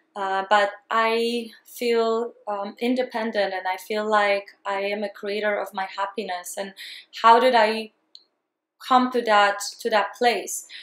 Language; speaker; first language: English; non-native, fluent; Polish